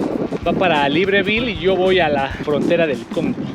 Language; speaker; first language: Spanish; native; Spanish